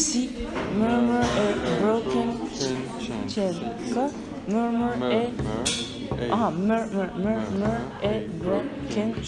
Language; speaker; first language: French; non-native, learner; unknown